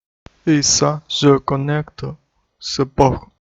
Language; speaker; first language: French; non-native, learner; Chinese